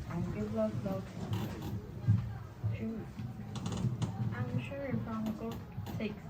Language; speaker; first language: English; non-native, learner; Chinese